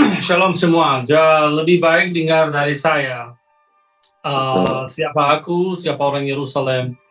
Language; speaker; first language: Indonesian; non-native, fluent; Arabic